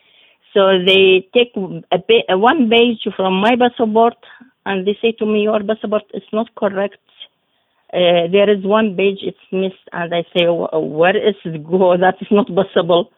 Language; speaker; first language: English; non-native, learner; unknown